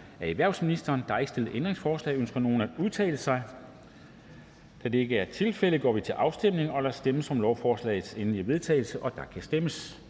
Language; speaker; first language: Danish; native; Danish